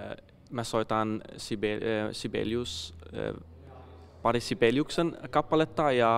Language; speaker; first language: Finnish; non-native, fluent; Danish